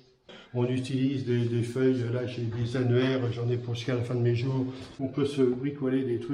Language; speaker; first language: French; native; French